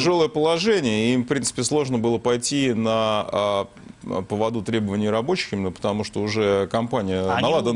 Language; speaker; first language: Russian; native; Russian